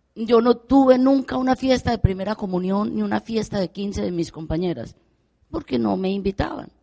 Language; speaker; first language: Spanish; native; Spanish